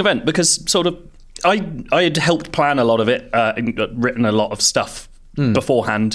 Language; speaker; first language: English; native; English